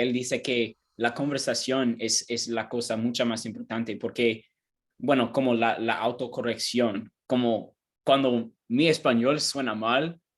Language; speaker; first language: Spanish; non-native, learner; English